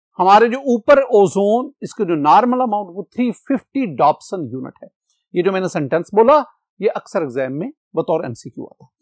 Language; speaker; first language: Urdu; non-native, local second language; Punjabi